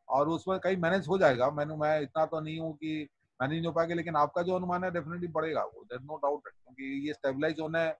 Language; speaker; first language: Hindi; non-native, local second language; Odia